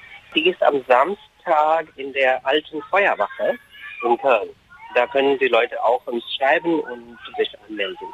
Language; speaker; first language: German; non-native, fluent; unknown